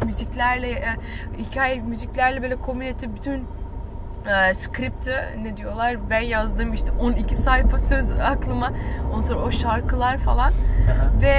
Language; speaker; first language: Turkish; early bilingual, heritage; Turkish